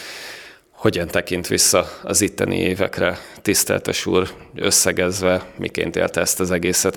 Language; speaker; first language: Hungarian; native; Hungarian